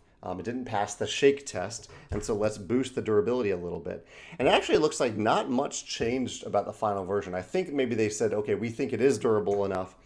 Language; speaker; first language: English; native; English